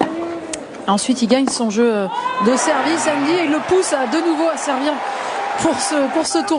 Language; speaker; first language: French; native; French